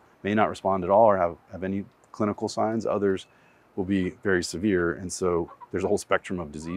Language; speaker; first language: English; native; English